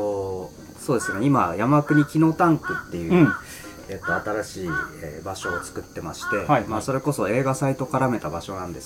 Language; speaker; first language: Japanese; native; Japanese